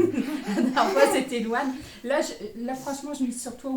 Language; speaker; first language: French; native; French